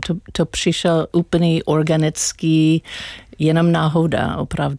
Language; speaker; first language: Czech; non-native, learner; English